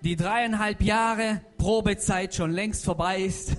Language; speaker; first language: German; non-native, fluent; Russian